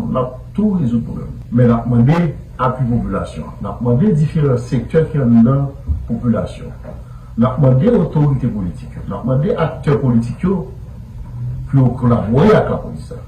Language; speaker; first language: Haitian Creole; native; Haitian Creole